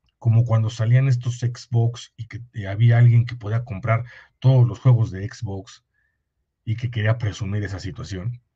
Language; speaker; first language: Spanish; native; Spanish